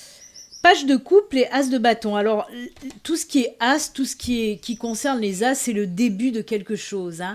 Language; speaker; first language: French; native; French